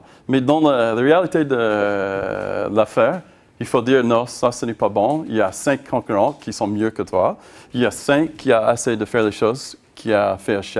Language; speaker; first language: French; non-native, learner; English